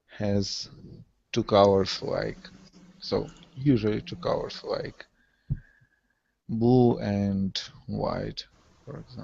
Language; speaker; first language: English; non-native, learner; Russian